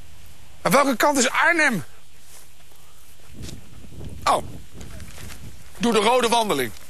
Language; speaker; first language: Dutch; native; Dutch